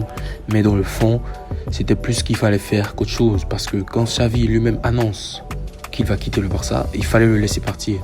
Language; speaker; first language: French; native; French